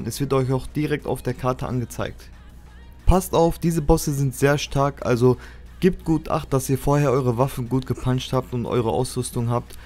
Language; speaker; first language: German; native; German